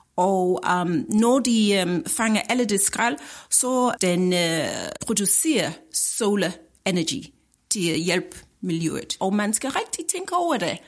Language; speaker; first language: Danish; non-native, fluent; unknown